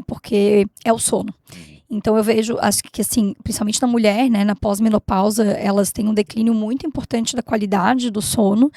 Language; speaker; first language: Portuguese; native; Portuguese